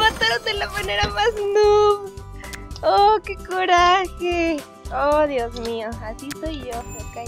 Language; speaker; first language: Spanish; native; Spanish